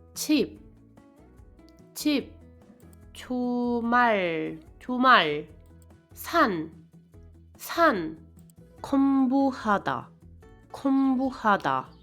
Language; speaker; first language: Korean; non-native, fluent; Spanish